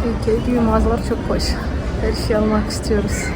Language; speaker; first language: Turkish; non-native, learner; Russian